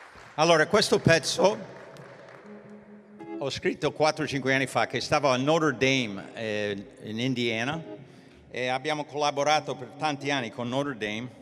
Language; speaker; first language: Italian; early bilingual, heritage; English